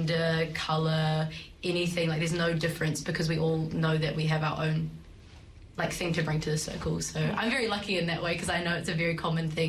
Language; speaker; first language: English; native; English